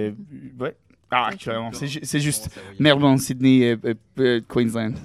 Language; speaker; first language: French; non-native, learner; English